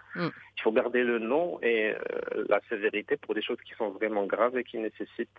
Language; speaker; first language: French; non-native, local second language; Arabic